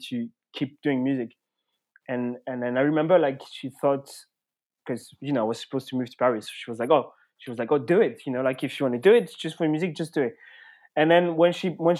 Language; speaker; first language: English; non-native, fluent; French